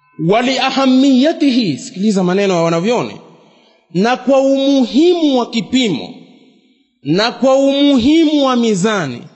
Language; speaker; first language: Swahili; native; Swahili